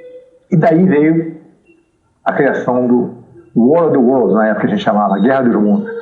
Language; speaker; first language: Portuguese; native; Portuguese